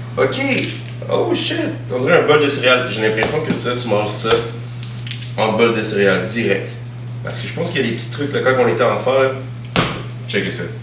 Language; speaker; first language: French; early bilingual, other home language; Haitian Creole